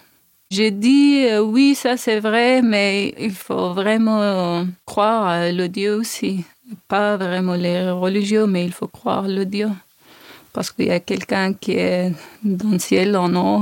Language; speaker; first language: French; non-native, learner; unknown